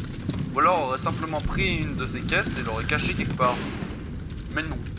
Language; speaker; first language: French; native; French